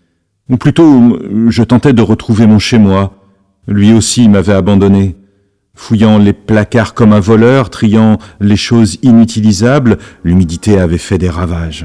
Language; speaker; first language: French; native; French